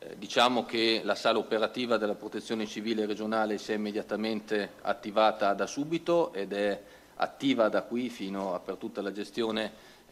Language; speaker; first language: Italian; native; Italian